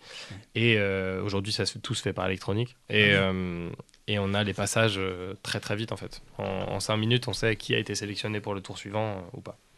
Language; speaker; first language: French; native; French